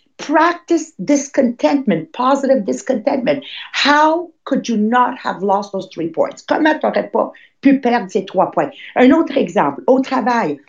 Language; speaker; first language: French; native; French